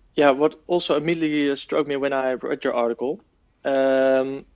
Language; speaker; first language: English; non-native, fluent; Dutch